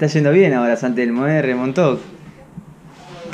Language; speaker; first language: Spanish; native; Spanish